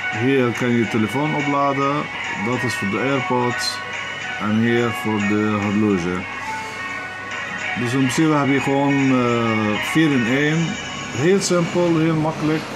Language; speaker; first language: Dutch; non-native, fluent; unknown